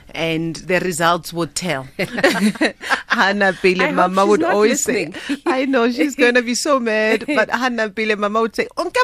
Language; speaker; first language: English; non-native, local second language; Southern Sotho